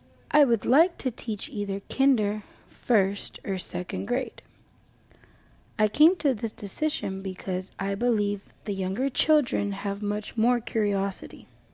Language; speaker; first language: English; early bilingual, other home language; Spanish